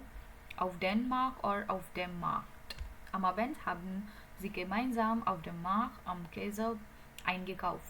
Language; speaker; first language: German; non-native, fluent; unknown